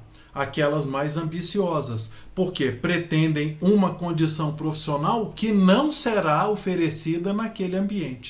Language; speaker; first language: Portuguese; native; Portuguese